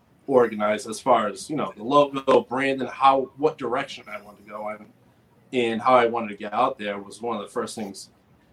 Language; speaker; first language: English; native; English